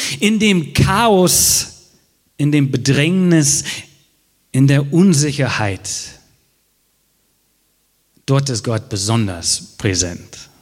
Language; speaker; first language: German; non-native, fluent; English